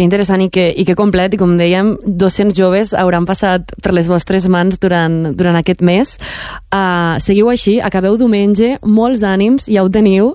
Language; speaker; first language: Catalan; native; Catalan